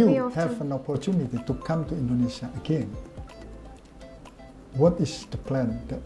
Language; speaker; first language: English; non-native, fluent; Indonesian